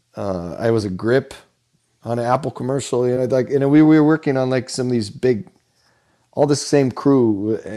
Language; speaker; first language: English; native; English